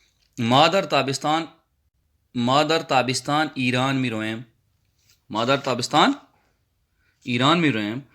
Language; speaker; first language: Persian; non-native, fluent; Urdu